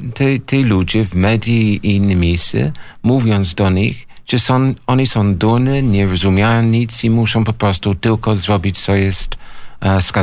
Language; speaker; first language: Polish; non-native, learner; English